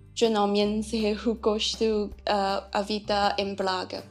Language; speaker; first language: Portuguese; non-native, learner; Chinese